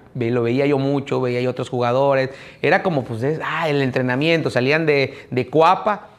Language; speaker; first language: Spanish; native; Spanish